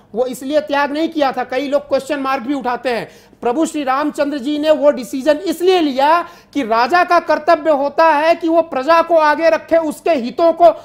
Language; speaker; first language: Hindi; native; Hindi